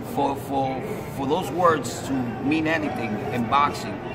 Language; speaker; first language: English; native; English